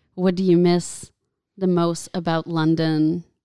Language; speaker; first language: English; non-native, fluent; French